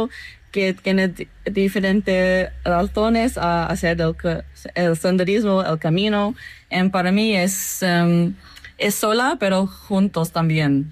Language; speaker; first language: Spanish; non-native, learner; English